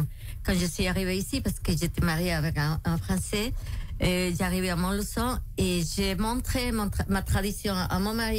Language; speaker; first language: French; non-native, local second language; Spanish